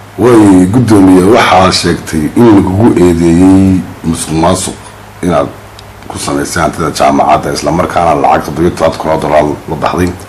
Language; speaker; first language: Somali; native; Somali